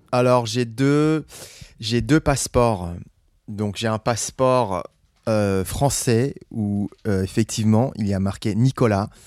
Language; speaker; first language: French; non-native, fluent; English